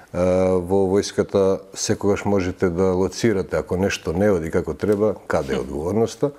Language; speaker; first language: Macedonian; early bilingual, heritage; Macedonian